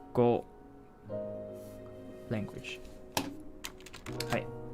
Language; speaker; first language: Japanese; non-native, learner; English